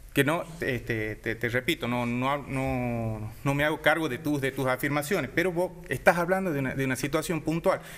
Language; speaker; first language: Spanish; native; Spanish